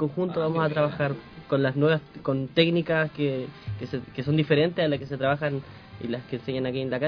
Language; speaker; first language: Spanish; native; Spanish